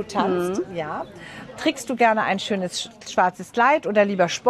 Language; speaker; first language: German; native; German